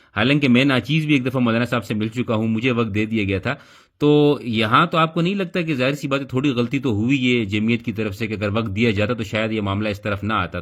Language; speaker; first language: Urdu; non-native, local second language; Pashto